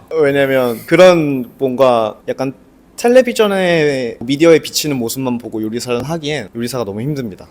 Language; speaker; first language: Korean; native; Korean